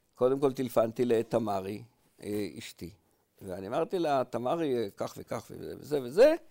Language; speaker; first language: Hebrew; native; Hebrew